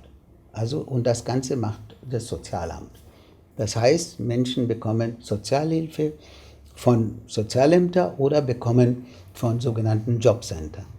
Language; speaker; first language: German; non-native, fluent; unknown